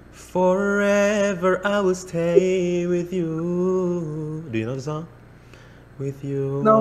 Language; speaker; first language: English; non-native, fluent; Indonesian